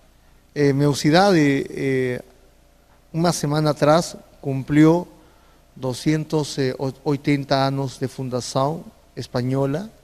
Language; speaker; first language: Portuguese; non-native, fluent; Spanish